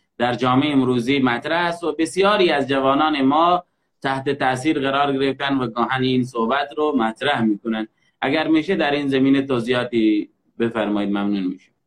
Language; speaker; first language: Persian; native; Persian